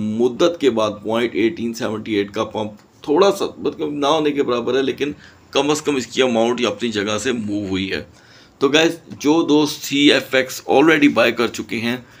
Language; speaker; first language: Urdu; native; Urdu